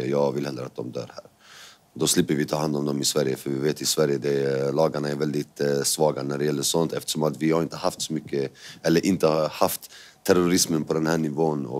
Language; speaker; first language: Swedish; early bilingual, other home language; Kurdish